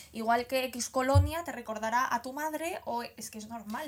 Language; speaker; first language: Spanish; native; Spanish